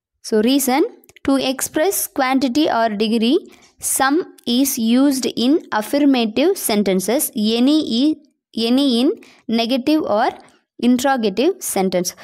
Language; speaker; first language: English; non-native, local second language; Tamil